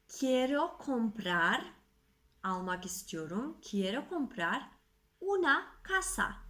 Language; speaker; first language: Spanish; non-native, fluent; Turkish